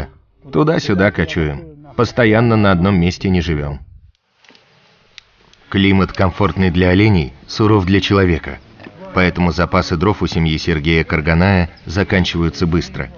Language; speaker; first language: Russian; native; Russian